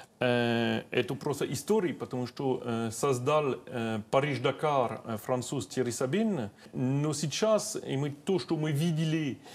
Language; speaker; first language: Russian; non-native, learner; French